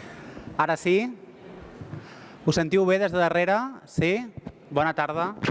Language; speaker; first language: Catalan; native; Catalan